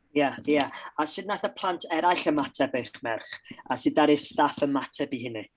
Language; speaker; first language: Welsh; non-native, local second language; English